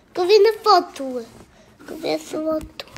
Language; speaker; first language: Portuguese; early bilingual, heritage; Dutch